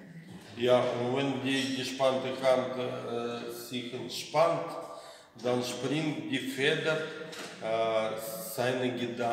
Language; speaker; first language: German; non-native, learner; Russian